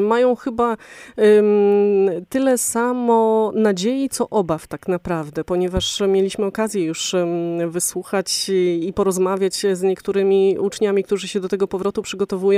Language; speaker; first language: Polish; native; Polish